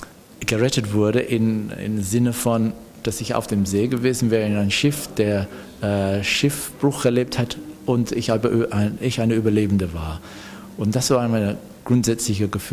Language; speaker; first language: German; non-native, fluent; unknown